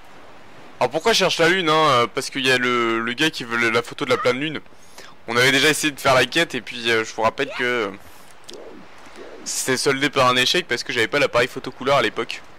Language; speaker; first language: French; native; French